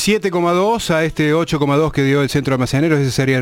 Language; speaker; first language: Spanish; native; Spanish